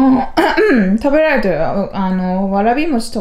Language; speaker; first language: Japanese; non-native, fluent; Chinese